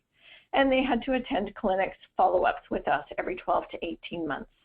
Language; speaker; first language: English; native; English